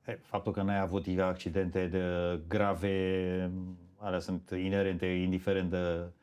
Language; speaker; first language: Romanian; native; Romanian